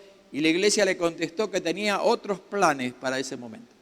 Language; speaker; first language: Spanish; native; Spanish